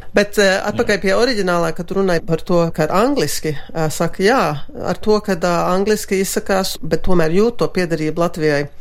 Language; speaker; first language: Latvian; early bilingual, heritage; Latvian